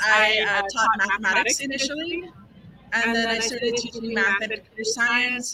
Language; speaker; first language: English; non-native, fluent; Spanish